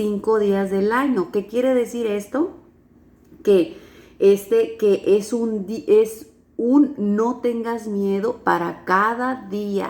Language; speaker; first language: Spanish; native; Spanish